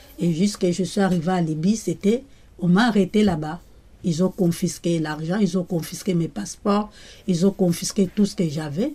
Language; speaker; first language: French; non-native, local second language; Lingala